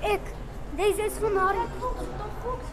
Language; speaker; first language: Dutch; early bilingual, other home language; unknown